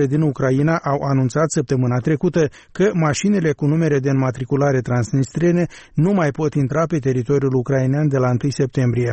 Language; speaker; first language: Romanian; native; Romanian